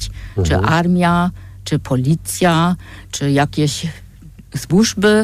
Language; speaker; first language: Polish; non-native, fluent; German